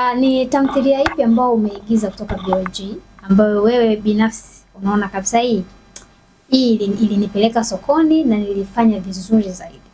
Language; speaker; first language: Swahili; native; Swahili